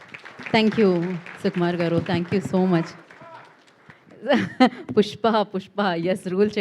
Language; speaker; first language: Telugu; native; Telugu